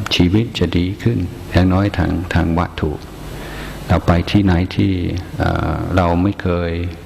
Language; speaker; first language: Thai; non-native, fluent; English